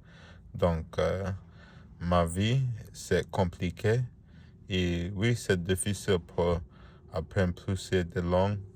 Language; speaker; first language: French; non-native, learner; Spanish